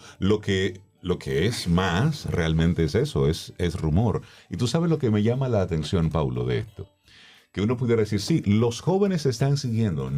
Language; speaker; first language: Spanish; native; Spanish